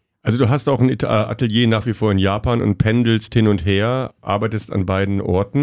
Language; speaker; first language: German; native; German